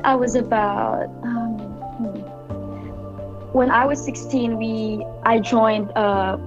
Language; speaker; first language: English; non-native, local second language; Filipino